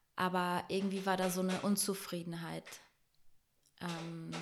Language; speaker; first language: German; early bilingual, other home language; Portuguese